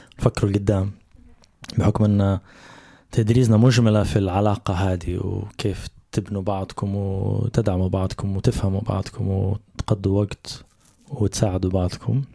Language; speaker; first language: Arabic; native; Arabic